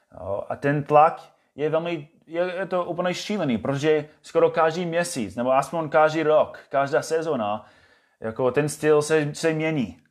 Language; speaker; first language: Czech; non-native, fluent; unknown